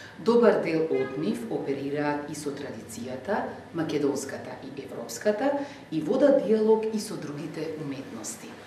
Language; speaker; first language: Macedonian; native; Macedonian